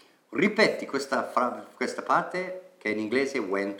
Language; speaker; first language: Italian; non-native, fluent; English